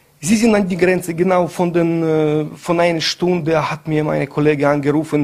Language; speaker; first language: German; non-native, learner; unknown